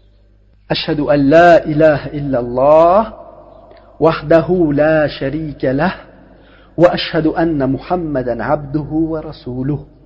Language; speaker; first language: Russian; non-native, learner; Uzbek